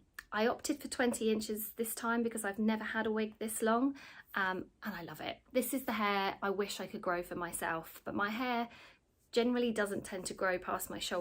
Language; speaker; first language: English; native; English